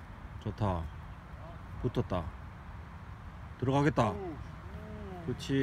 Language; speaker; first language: Korean; native; Korean